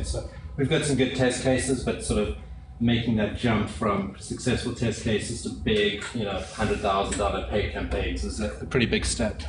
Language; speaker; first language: English; native; English